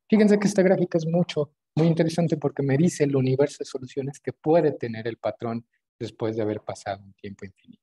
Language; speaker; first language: Spanish; native; Spanish